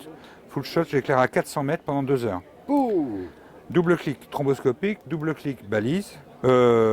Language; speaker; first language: French; native; French